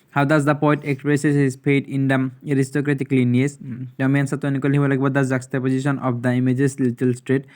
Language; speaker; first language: English; non-native, local second language; Assamese